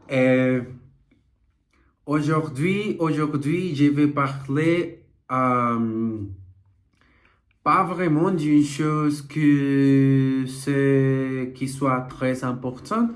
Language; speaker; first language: French; non-native, learner; Portuguese